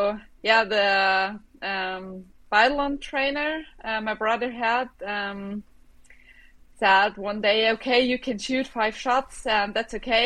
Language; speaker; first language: English; non-native, fluent; German